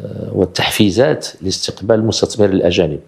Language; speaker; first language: Arabic; native; Arabic